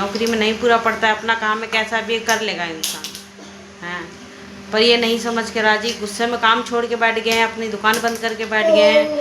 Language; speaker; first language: Hindi; native; Hindi